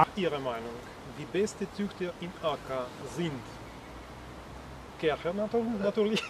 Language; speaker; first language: German; non-native, learner; Russian